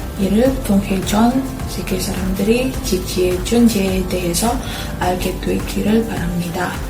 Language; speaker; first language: Korean; non-native, fluent; Indonesian